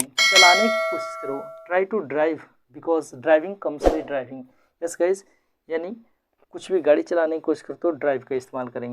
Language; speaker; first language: Hindi; native; Hindi